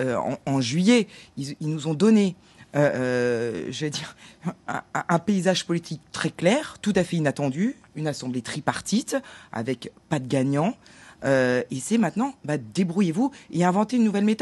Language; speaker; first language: French; native; French